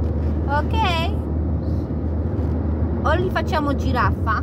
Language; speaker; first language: Italian; non-native, learner; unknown